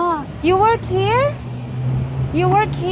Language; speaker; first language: English; non-native, local second language; Filipino